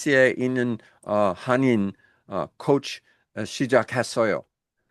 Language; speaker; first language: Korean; non-native, learner; English